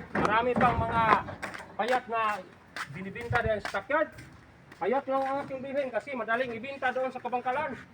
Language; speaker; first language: Filipino; non-native, local second language; Hiligaynon